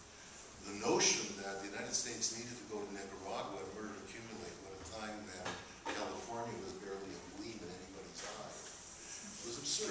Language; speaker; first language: English; native; English